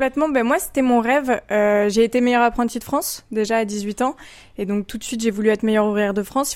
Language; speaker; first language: French; native; French